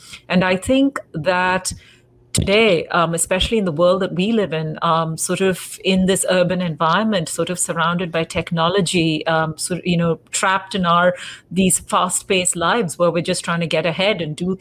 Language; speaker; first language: English; native; English